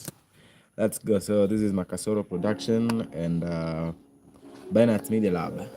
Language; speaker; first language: English; non-native, local second language; Swahili